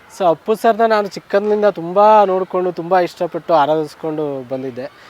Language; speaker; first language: Kannada; native; Kannada